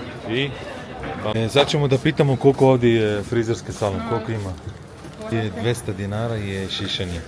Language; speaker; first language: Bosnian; early bilingual, heritage; Bosnian